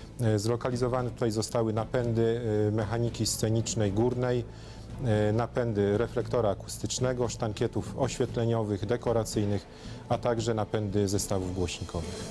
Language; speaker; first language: Polish; native; Polish